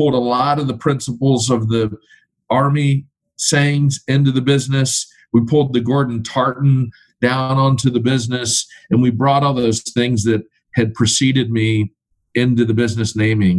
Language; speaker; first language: English; native; English